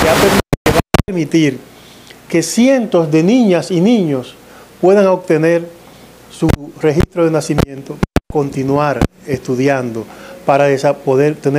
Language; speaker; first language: Spanish; native; Spanish